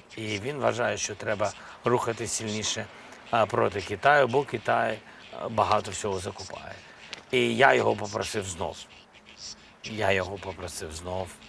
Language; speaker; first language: Ukrainian; non-native, local second language; Russian